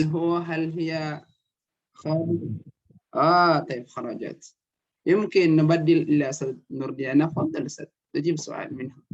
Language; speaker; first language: Arabic; non-native, fluent; Indonesian